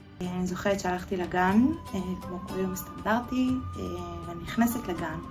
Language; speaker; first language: Hebrew; native; Hebrew